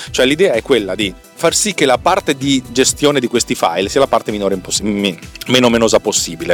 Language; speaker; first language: Italian; native; Italian